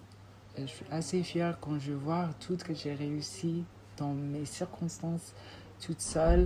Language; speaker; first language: French; non-native, fluent; English